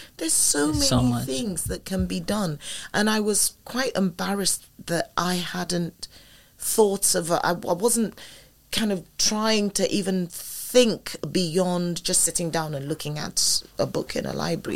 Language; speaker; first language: English; non-native, local second language; Yoruba